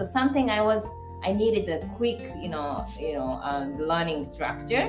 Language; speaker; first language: English; non-native, fluent; Japanese